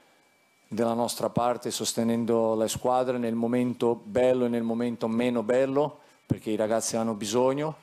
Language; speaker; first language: Italian; non-native, fluent; Portuguese